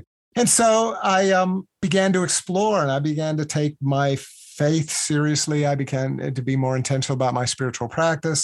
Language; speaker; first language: English; native; English